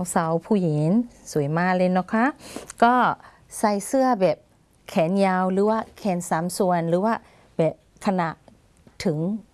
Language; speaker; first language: Thai; non-native, fluent; Burmese